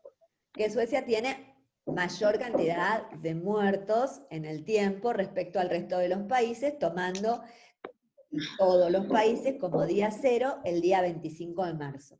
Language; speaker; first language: Spanish; native; Spanish